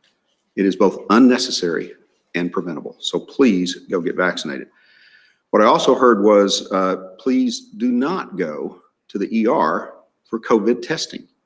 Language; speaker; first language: English; native; English